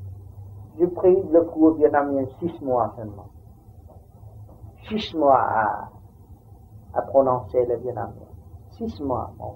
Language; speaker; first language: French; non-native, learner; Vietnamese